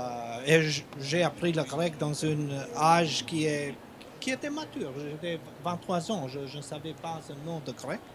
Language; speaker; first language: French; non-native, fluent; Albanian